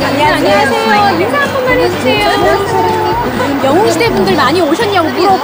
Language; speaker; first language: Korean; native; Korean